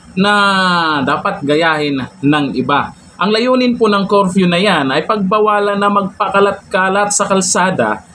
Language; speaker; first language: Filipino; native; Filipino